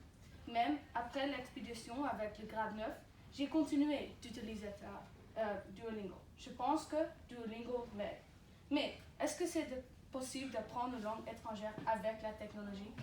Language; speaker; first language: French; non-native, learner; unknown